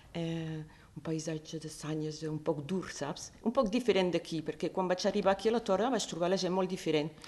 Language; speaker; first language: Catalan; non-native, local second language; French